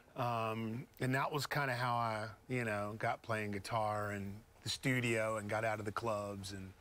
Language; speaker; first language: English; native; English